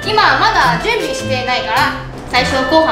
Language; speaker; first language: Japanese; non-native, learner; Chinese